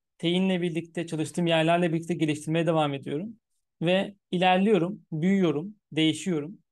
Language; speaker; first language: Turkish; early bilingual, heritage; Turkish